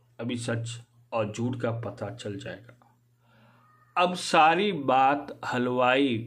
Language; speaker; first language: Hindi; native; Hindi